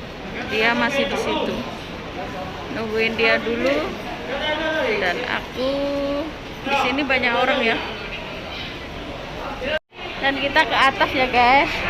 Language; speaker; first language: Indonesian; non-native, local second language; Javanese